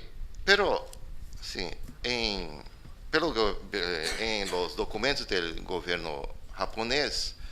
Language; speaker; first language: Spanish; non-native, fluent; Portuguese